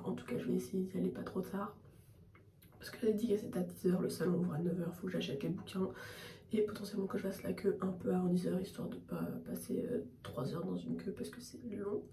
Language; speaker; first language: French; native; French